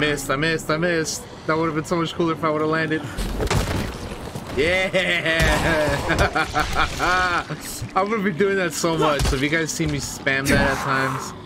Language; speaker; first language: English; early bilingual, other home language; Spanish